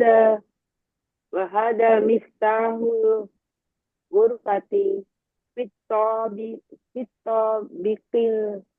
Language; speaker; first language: Arabic; non-native, learner; Indonesian